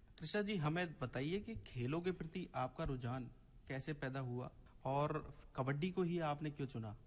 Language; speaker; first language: Hindi; native; Hindi